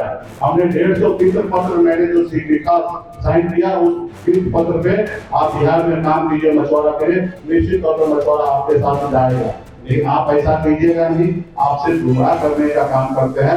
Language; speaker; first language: Hindi; native; Hindi